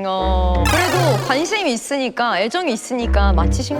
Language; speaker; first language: Korean; native; Korean